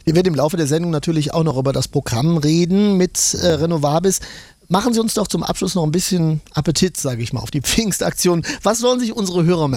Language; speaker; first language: German; native; German